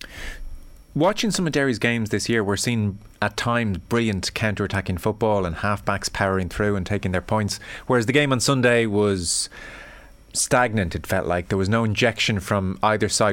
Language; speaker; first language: English; native; English